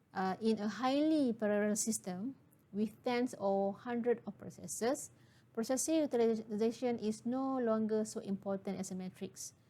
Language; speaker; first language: English; non-native, local second language; Malay